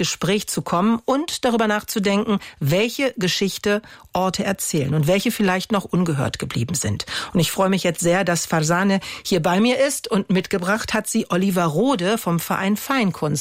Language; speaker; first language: German; native; German